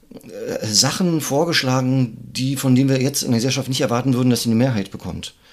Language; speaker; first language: German; native; German